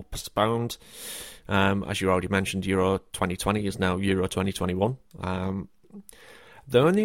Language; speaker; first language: English; native; English